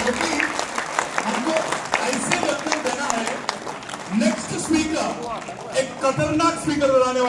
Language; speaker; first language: Hindi; non-native, fluent; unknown